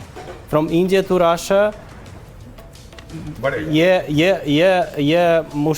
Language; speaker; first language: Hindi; non-native, learner; Russian